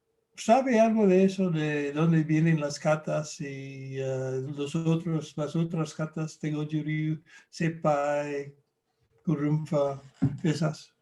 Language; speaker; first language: Spanish; non-native, fluent; English